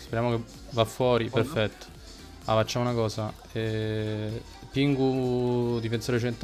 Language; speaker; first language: Italian; native; Italian